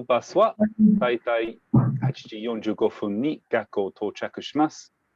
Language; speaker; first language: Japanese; non-native, fluent; English